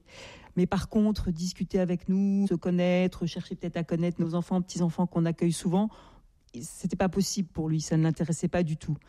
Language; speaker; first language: French; native; French